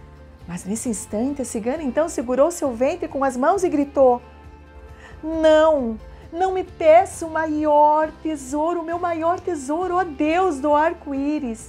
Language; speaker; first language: Portuguese; native; Portuguese